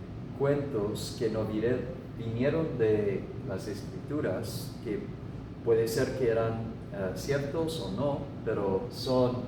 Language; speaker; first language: Spanish; non-native, fluent; English